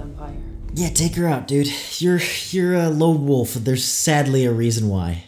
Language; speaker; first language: English; native; English